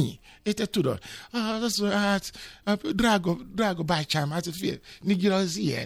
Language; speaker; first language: Hungarian; non-native, fluent; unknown